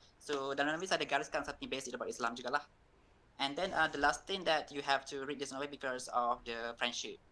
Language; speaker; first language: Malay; native; Malay